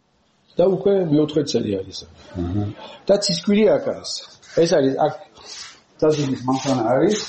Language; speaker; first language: Georgian; non-native, learner; French